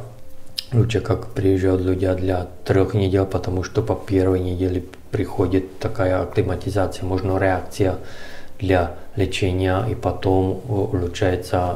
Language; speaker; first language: Russian; non-native, learner; Czech